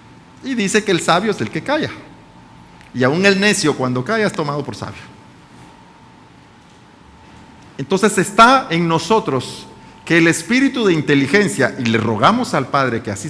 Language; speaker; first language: Spanish; native; Spanish